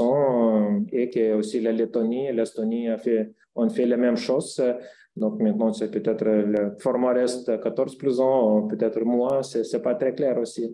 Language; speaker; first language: French; non-native, fluent; Lithuanian